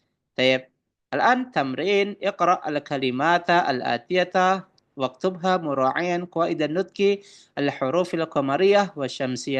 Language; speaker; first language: Arabic; non-native, fluent; Indonesian